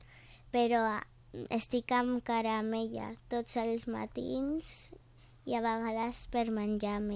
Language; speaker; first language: Catalan; non-native, local second language; Spanish